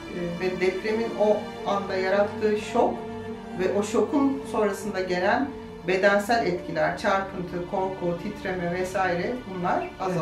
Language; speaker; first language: Turkish; native; Turkish